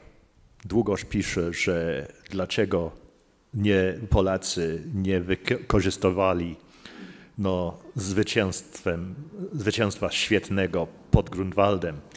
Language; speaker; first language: Polish; non-native, fluent; English